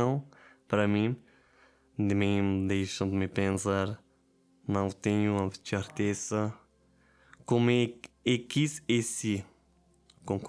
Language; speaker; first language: Portuguese; non-native, learner; German